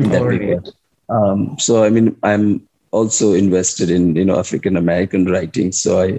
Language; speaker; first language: English; non-native, local second language; Hindi